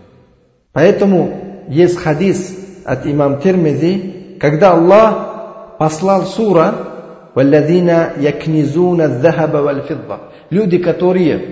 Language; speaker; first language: Russian; non-native, learner; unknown